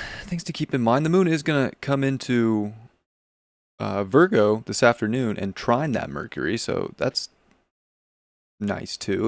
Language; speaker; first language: English; native; English